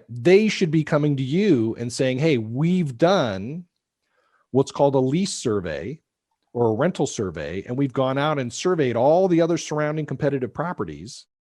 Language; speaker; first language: English; native; English